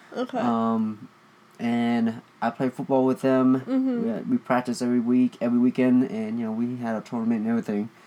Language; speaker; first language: English; early bilingual, other home language; Vietnamese